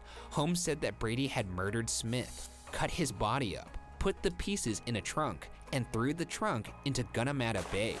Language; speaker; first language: English; native; English